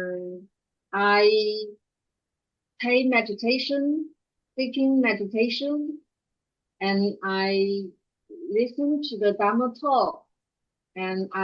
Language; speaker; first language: English; non-native, learner; Chinese